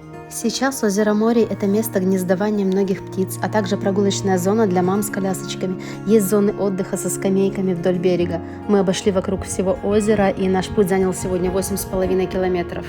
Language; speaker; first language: Russian; native; Russian